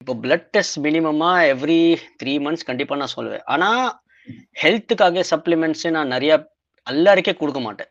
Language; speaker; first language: Tamil; native; Tamil